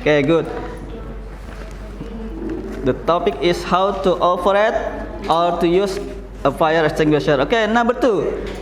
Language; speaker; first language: English; non-native, learner; Indonesian